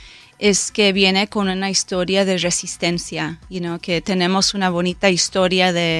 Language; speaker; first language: Spanish; early bilingual, heritage; Spanish